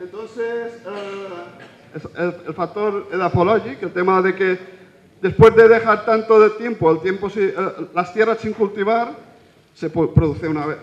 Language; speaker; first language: Spanish; non-native, local second language; Catalan